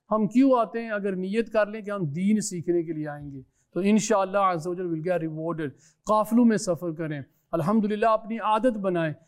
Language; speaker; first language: Urdu; early bilingual, other home language; Punjabi